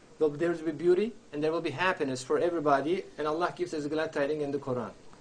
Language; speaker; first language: English; non-native, fluent; Turkish